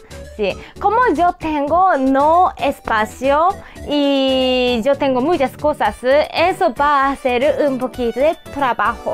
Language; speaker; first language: Spanish; non-native, learner; Japanese